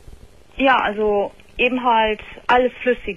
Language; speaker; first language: German; native; German